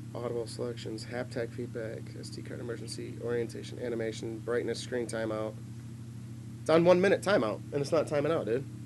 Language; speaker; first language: English; native; English